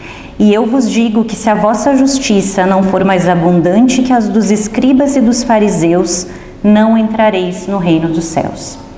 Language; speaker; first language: Portuguese; native; Portuguese